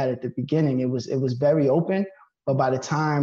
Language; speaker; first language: English; native; English